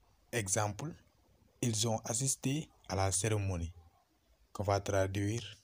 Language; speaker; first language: French; non-native, local second language; Wolof